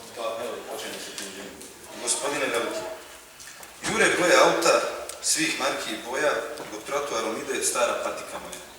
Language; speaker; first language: Bosnian; native; Bosnian